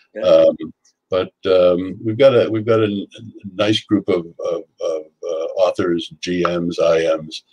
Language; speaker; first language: English; native; English